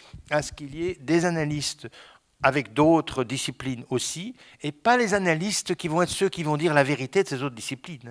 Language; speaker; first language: French; native; French